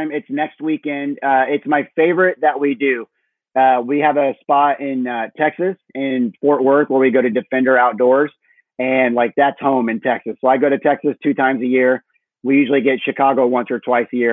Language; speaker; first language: English; native; English